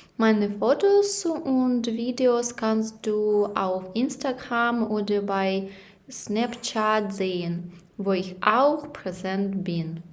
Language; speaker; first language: German; non-native, fluent; Ukrainian